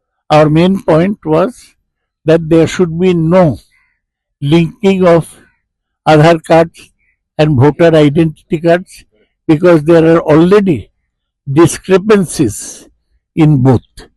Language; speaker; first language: English; non-native, local second language; Bangla